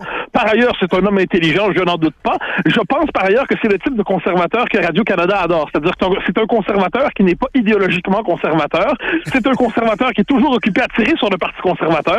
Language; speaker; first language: French; native; French